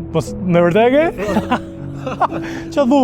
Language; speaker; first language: Albanian; native; Albanian